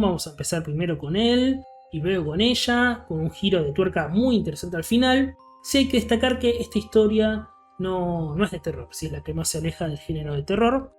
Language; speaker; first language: Spanish; native; Spanish